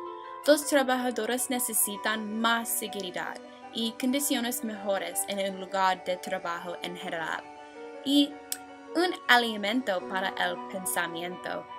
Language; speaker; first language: Spanish; non-native, learner; English